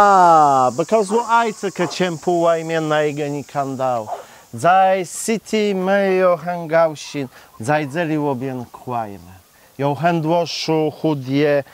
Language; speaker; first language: Chinese; non-native, learner; Polish